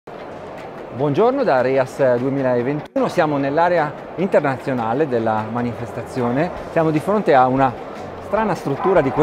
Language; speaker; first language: Italian; native; Italian